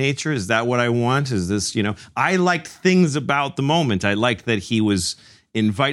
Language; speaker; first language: English; early bilingual, other home language; Spanish